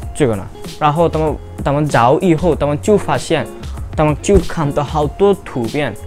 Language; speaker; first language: Chinese; non-native, learner; Bangla